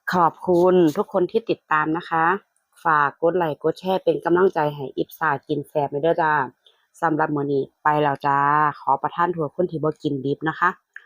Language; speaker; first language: Thai; native; Thai